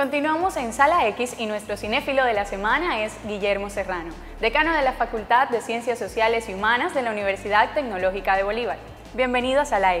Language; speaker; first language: Spanish; native; Spanish